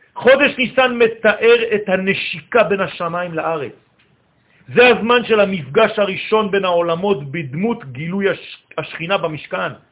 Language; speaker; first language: Hebrew; non-native, fluent; French